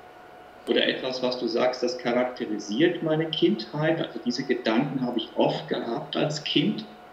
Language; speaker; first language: German; native; German